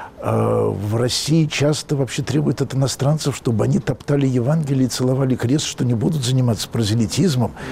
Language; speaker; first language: Russian; native; Russian